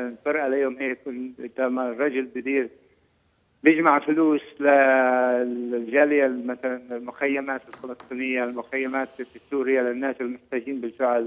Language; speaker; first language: Arabic; native; Arabic